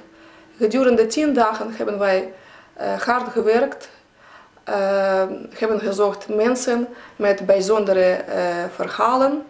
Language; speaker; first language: Dutch; non-native, fluent; Russian